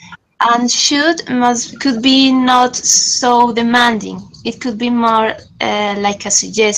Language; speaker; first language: English; non-native, learner; Spanish